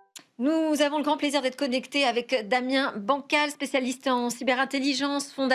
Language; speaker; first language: French; native; French